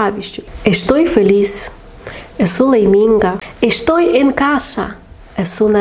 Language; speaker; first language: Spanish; non-native, fluent; Lithuanian